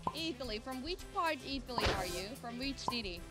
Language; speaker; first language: English; non-native, fluent; Latvian